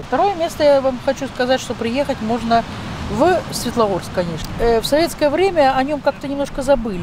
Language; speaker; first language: Russian; native; Russian